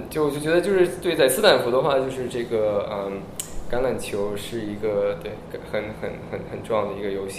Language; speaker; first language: Chinese; early bilingual, heritage; Chinese